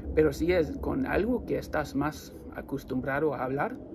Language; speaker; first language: Spanish; non-native, learner; English